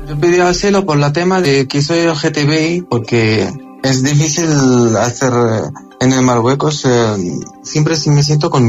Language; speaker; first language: Spanish; non-native, learner; Arabic